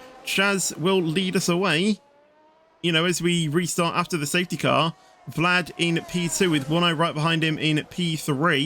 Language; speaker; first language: English; native; English